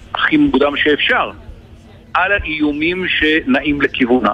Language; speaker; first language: Hebrew; native; Hebrew